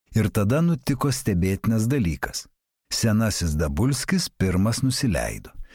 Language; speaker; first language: Lithuanian; native; Lithuanian